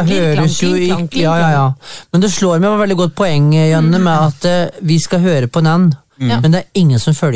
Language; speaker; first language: Norwegian; native; Norwegian